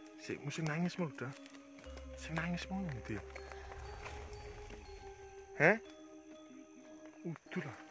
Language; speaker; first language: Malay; non-native, local second language; Javanese